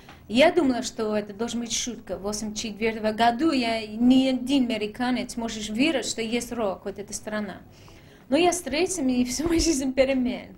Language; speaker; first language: Russian; non-native, learner; English